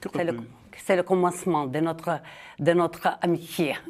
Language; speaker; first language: French; non-native, fluent; Ukrainian